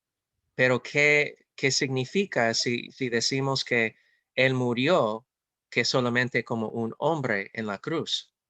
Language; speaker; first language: Spanish; non-native, fluent; English